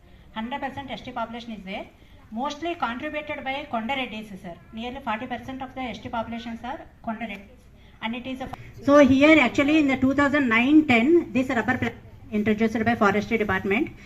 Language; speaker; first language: English; non-native, local second language; Telugu